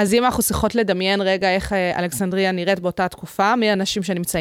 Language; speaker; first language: Hebrew; native; Hebrew